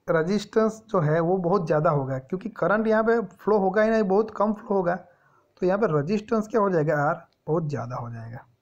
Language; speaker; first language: Hindi; non-native, local second language; Gujarati